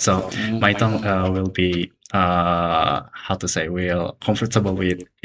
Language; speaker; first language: English; non-native, learner; Indonesian